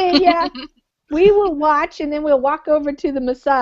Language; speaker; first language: English; native; English